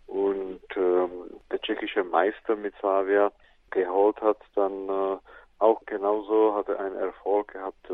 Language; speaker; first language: German; non-native, fluent; Czech